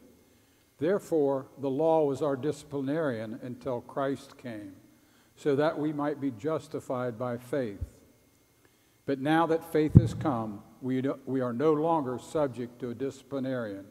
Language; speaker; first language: English; native; English